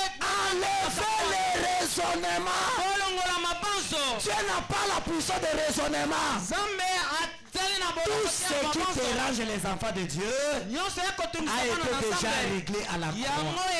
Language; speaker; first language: French; non-native, local second language; Lingala